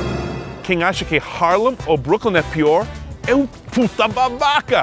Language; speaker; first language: Portuguese; non-native, fluent; English